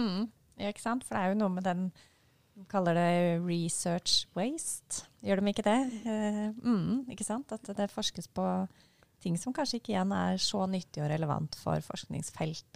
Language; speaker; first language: Norwegian; native; Norwegian